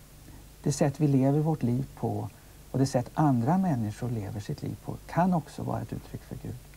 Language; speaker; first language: Swedish; native; Swedish